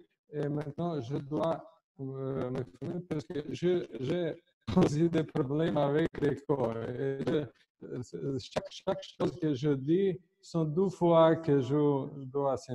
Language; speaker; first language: French; non-native, fluent; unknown